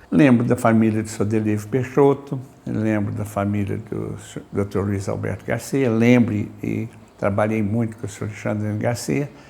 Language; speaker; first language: Portuguese; native; Portuguese